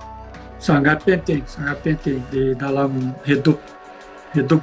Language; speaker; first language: Indonesian; non-native, fluent; Portuguese